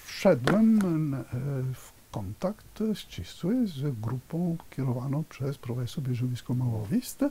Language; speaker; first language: Polish; non-native, fluent; Italian